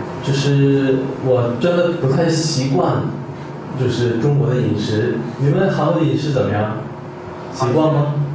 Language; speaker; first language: Chinese; non-native, fluent; Korean